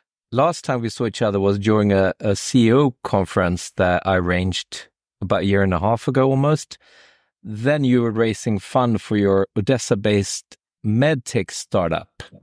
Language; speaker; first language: English; non-native, fluent; Swedish